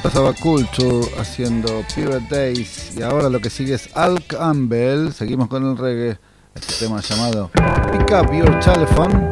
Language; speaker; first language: Spanish; native; Spanish